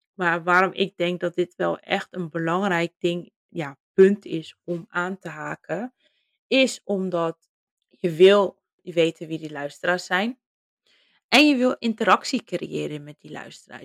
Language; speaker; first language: Dutch; native; Dutch